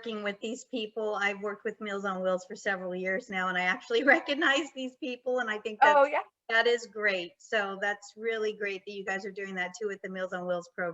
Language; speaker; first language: English; native; English